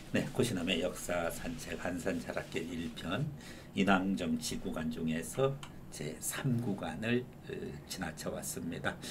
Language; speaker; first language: Korean; native; Korean